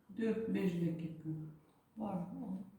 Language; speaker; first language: Turkish; non-native, learner; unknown